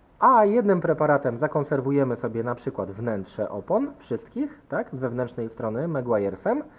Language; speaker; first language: Polish; native; Polish